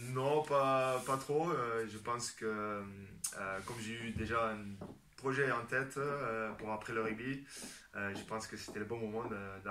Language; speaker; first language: French; non-native, fluent; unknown